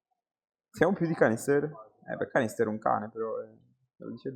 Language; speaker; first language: Italian; native; Italian